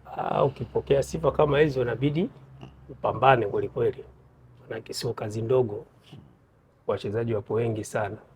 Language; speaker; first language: Swahili; native; Swahili